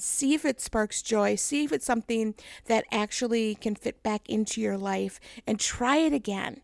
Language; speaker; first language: English; native; English